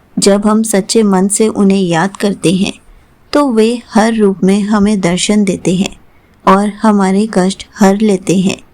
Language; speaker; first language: Hindi; native; Hindi